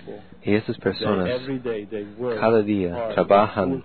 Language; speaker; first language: Spanish; non-native, learner; English